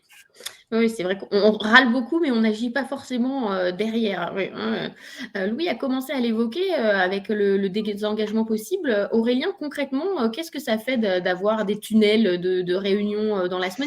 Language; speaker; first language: French; native; French